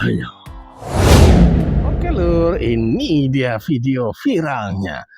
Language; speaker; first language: Indonesian; native; Indonesian